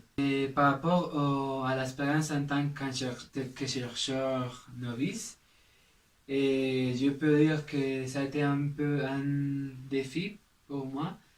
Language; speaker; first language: French; non-native, learner; Spanish